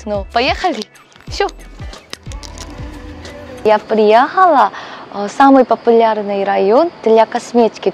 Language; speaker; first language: Russian; non-native, learner; Korean